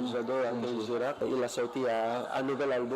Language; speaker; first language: French; non-native, fluent; Filipino